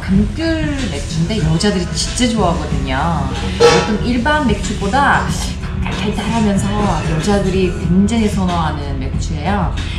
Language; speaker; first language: Korean; non-native, fluent; Uzbek